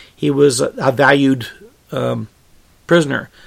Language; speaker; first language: English; native; English